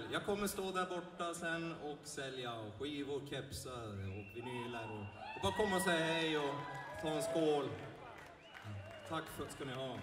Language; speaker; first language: Swedish; native; Swedish